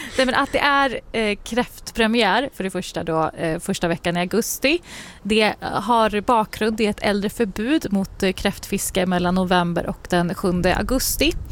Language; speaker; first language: Swedish; native; Swedish